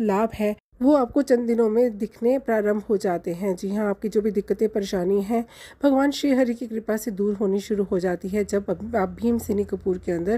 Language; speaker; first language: Hindi; native; Hindi